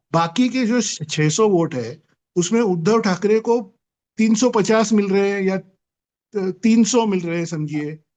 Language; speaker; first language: Hindi; non-native, local second language; Marathi